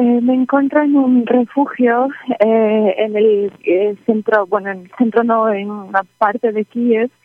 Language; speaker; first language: Spanish; early bilingual, heritage; Ukrainian